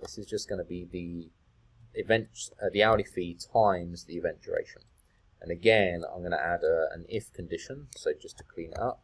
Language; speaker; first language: English; native; English